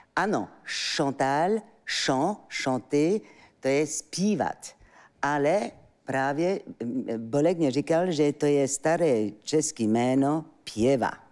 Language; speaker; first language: Czech; non-native, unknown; French